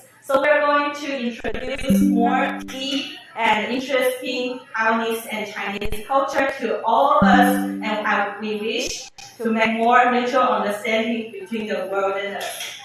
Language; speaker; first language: English; non-native, fluent; Chinese